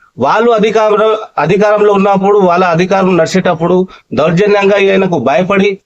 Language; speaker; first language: Telugu; non-native, local second language; Lambadi